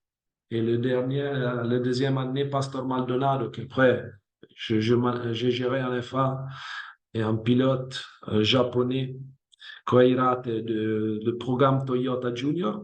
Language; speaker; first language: French; non-native, fluent; Italian